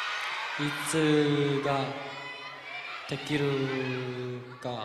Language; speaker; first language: Japanese; non-native, learner; Korean